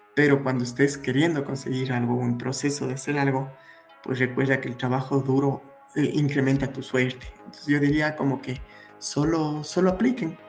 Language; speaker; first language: Spanish; native; Spanish